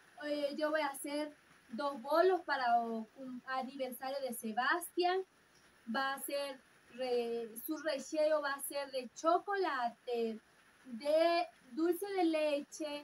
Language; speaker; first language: Spanish; non-native, fluent; Portuguese